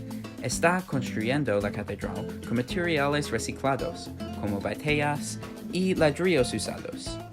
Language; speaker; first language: Spanish; non-native, learner; English